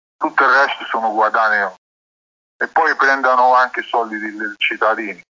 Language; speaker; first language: Italian; non-native, learner; Arabic